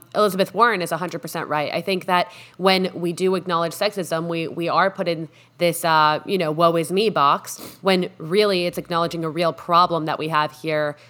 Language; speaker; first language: English; non-native, fluent; Spanish